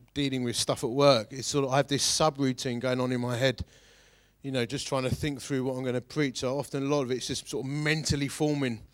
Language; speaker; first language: English; native; English